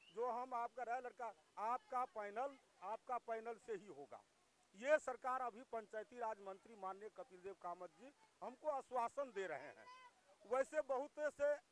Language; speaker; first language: Hindi; native; Hindi